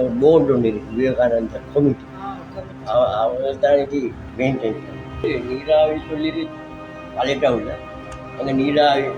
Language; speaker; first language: Tamil; non-native, local second language; Sinhala